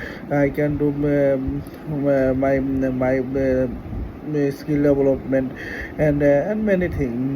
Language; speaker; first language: English; non-native, learner; Bangla